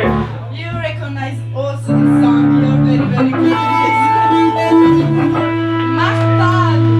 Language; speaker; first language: English; non-native, fluent; Italian